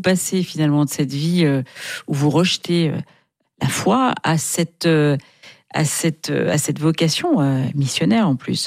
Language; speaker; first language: French; native; French